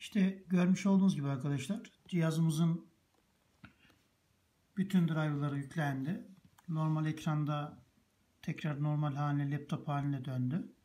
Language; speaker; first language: Turkish; native; Turkish